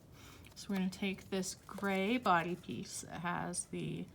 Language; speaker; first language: English; native; English